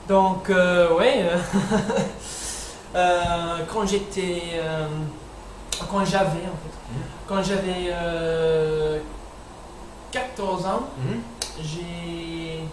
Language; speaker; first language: French; non-native, learner; English